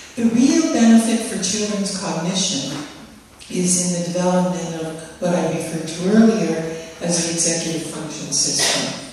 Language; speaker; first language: English; native; English